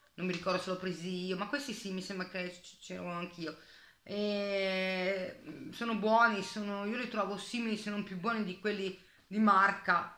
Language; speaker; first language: Italian; native; Italian